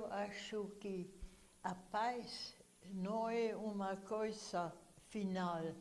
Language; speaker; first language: Portuguese; non-native, fluent; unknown